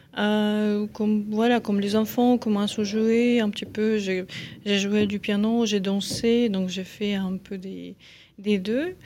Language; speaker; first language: French; non-native, fluent; Ukrainian